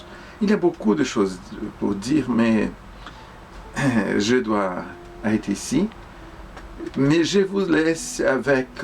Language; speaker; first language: French; non-native, fluent; Portuguese